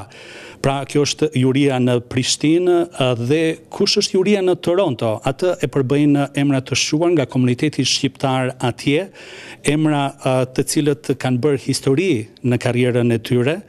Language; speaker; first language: Albanian; native; Albanian